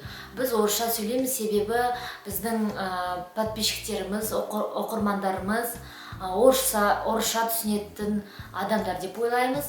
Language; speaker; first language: Kazakh; non-native, local second language; Uyghur